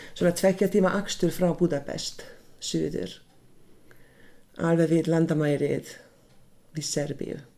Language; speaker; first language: Icelandic; non-native, learner; Hungarian